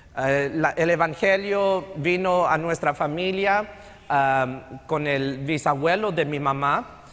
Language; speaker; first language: Spanish; native; Spanish